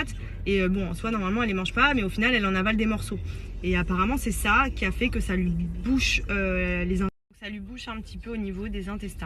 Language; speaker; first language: French; native; French